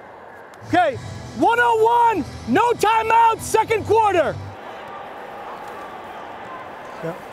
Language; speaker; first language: English; native; English